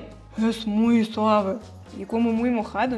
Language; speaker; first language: Spanish; non-native, fluent; Russian